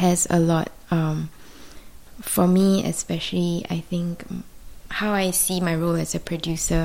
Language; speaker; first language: English; native; English